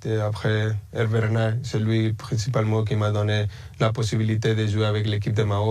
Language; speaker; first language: French; early bilingual, other home language; Spanish